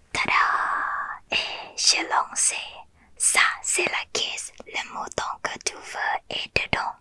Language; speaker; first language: French; non-native, learner; Thai